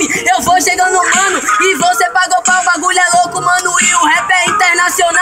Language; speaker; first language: Portuguese; native; Portuguese